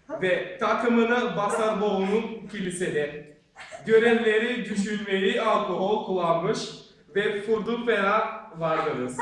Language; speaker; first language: Turkish; non-native, learner; Bulgarian